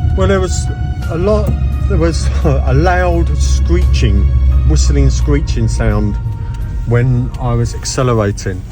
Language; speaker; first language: English; native; English